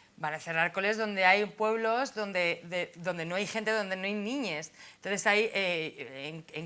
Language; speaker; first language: Spanish; native; Spanish